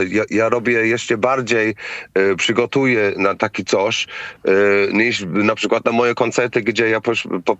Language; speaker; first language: Polish; non-native, fluent; English